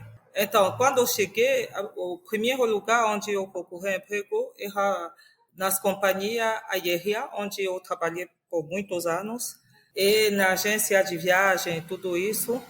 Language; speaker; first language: Portuguese; non-native, fluent; French